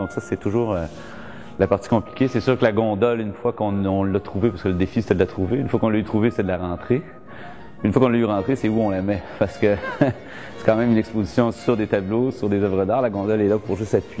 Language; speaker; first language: French; native; French